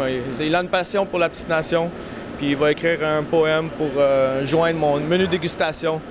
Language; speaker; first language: French; native; French